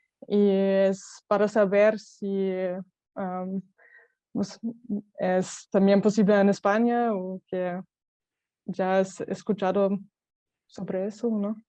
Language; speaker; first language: Spanish; non-native, fluent; French